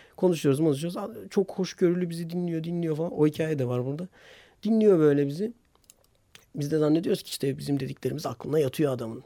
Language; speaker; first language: Turkish; non-native, local second language; Armenian